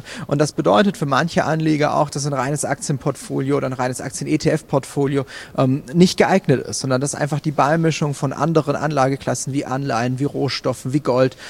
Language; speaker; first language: German; native; German